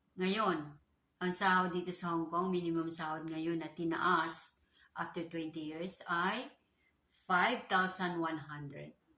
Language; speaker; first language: Filipino; native; Filipino